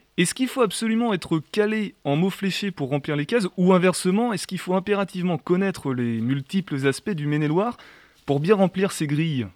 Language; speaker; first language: French; native; French